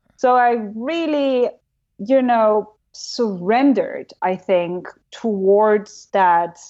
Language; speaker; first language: English; non-native, fluent; German